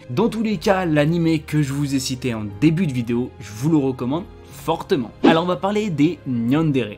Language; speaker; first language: French; native; French